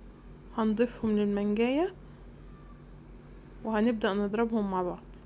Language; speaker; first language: Arabic; native; Arabic